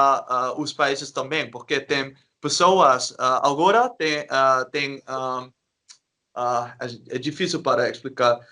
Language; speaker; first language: Portuguese; non-native, learner; Dutch